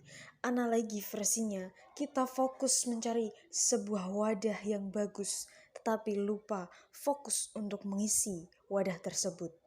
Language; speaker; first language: Indonesian; native; Indonesian